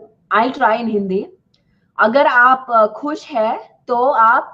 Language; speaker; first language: Hindi; non-native, learner; Telugu